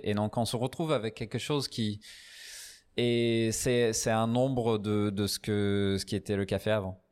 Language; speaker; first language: French; non-native, fluent; English